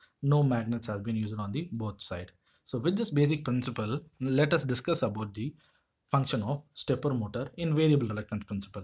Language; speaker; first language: English; non-native, local second language; Tamil